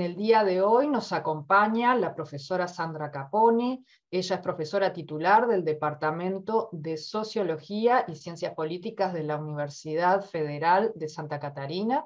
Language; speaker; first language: Spanish; native; Spanish